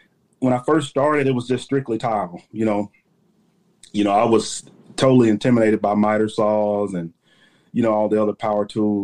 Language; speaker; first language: English; native; English